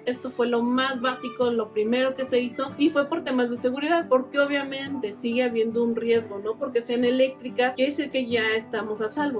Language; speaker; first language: Spanish; native; Spanish